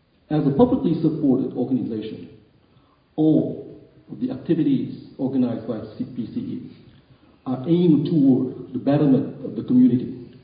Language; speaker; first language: English; non-native, fluent; Vietnamese